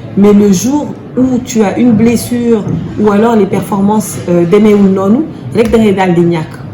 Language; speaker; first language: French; early bilingual, other home language; Wolof